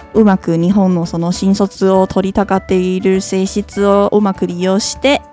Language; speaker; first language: Japanese; non-native, fluent; Chinese